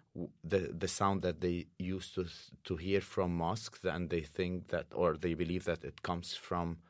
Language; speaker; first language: English; non-native, fluent; Arabic